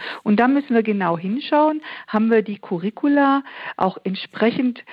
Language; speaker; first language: German; native; German